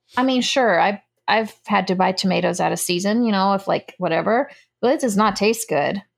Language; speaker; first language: English; native; English